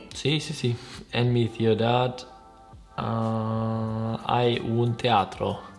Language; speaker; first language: Spanish; non-native, learner; German